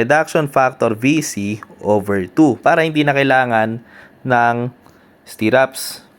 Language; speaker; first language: Filipino; native; Filipino